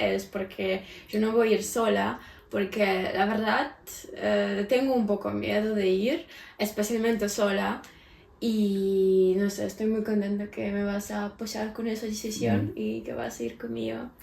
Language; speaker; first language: Spanish; non-native, fluent; Ukrainian